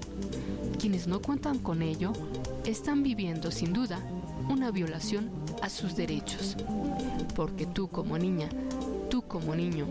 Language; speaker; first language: Spanish; native; Spanish